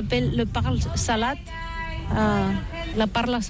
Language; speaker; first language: French; non-native, learner; Catalan